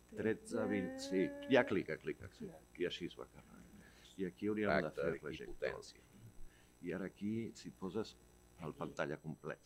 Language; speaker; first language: Catalan; early bilingual, heritage; Catalan